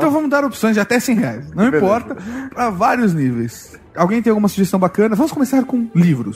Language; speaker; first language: Portuguese; native; Portuguese